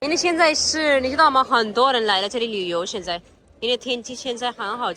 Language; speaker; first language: Chinese; non-native, fluent; Urdu